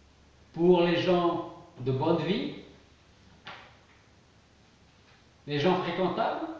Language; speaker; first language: French; native; French